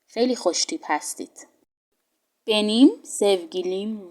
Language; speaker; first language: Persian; native; Persian